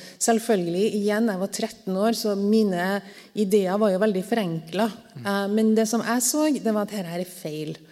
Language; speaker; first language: Norwegian; native; Norwegian